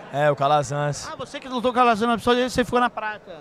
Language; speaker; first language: Portuguese; native; Portuguese